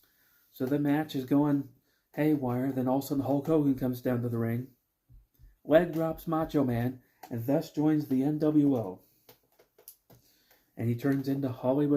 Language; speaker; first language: English; native; English